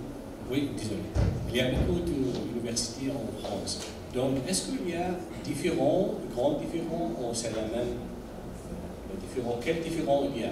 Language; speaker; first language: French; non-native, learner; Arabic